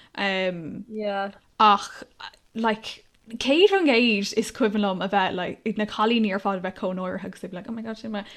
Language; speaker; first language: Irish; non-native, local second language; English